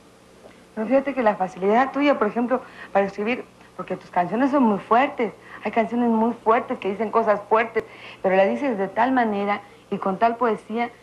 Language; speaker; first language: Spanish; native; Spanish